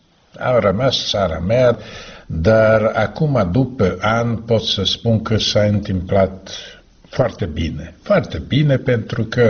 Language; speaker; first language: Romanian; non-native, fluent; Slovak